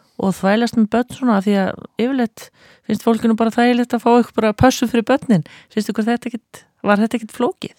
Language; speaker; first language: Icelandic; native; Icelandic